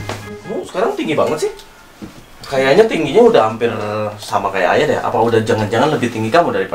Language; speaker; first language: Indonesian; native; Indonesian